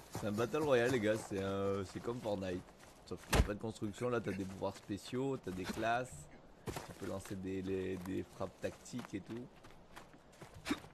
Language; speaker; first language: French; native; French